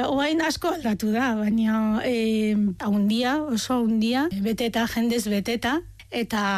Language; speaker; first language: Basque; non-native, fluent; Arabic